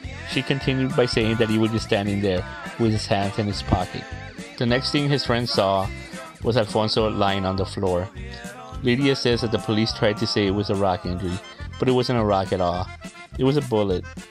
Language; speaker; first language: English; native; English